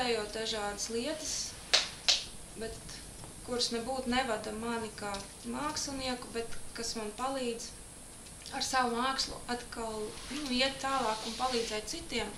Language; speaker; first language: Latvian; native; Latvian